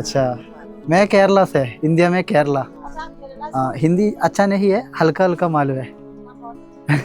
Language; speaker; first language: Hindi; non-native, local second language; Malayalam